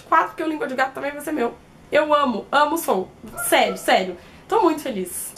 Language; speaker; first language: Portuguese; native; Portuguese